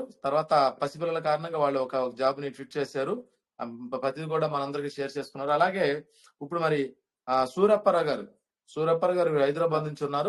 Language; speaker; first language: Telugu; native; Telugu